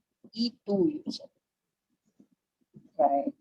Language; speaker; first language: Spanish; non-native, learner; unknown